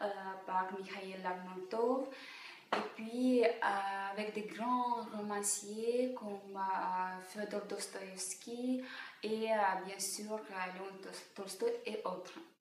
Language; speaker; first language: French; non-native, fluent; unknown